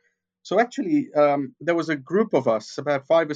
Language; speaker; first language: English; non-native, local second language; Gujarati